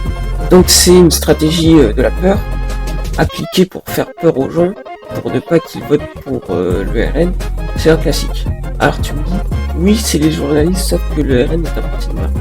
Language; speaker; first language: French; native; French